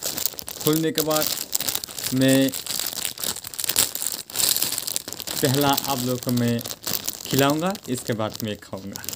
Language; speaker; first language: Hindi; non-native, local second language; Kok Borok